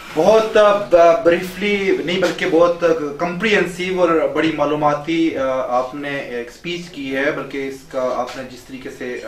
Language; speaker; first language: Urdu; non-native, local second language; Pahari-Potwari